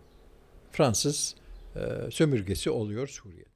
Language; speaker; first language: Turkish; early bilingual, heritage; Turkish